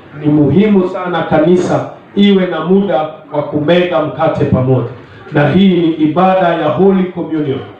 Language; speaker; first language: Swahili; non-native, local second language; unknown